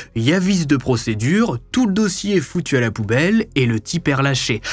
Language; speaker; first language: French; native; French